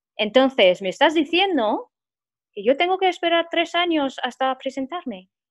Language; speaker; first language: Spanish; non-native, fluent; French